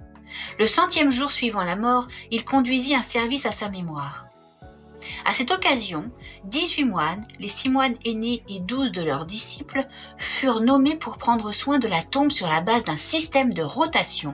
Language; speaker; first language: French; native; French